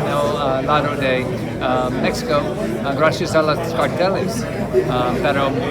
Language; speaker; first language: Spanish; non-native, learner; English